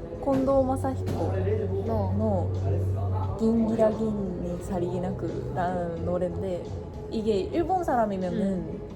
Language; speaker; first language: Korean; early bilingual, heritage; Korean